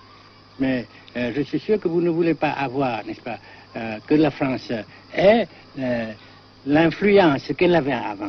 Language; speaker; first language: French; non-native, local second language; Vietnamese